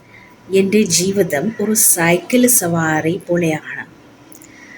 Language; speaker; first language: Malayalam; non-native, learner; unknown